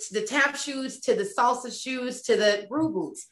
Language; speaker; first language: English; native; English